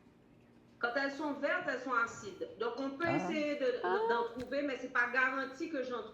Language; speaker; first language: French; native; French